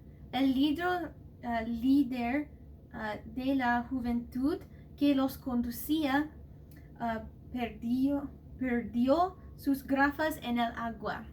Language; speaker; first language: Spanish; non-native, learner; English